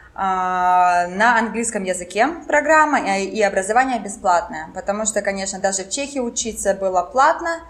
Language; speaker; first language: Russian; non-native, local second language; French